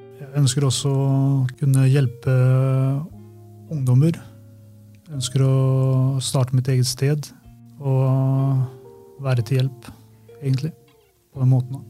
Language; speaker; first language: Norwegian; early bilingual, other home language; Albanian